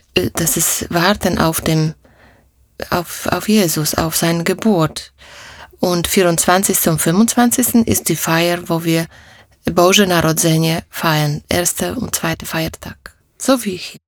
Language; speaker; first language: German; non-native, fluent; Polish